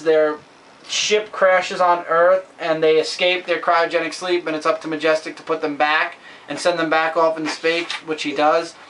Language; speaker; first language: English; native; English